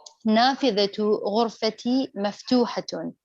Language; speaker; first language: Arabic; non-native, learner; English